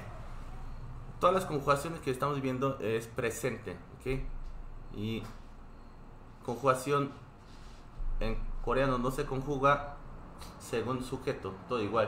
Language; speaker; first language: Spanish; non-native, fluent; Korean